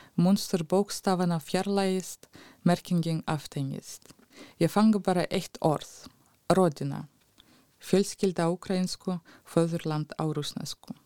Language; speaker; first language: Icelandic; non-native, fluent; Ukrainian